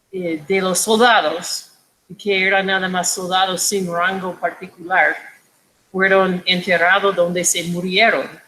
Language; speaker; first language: Spanish; non-native, fluent; English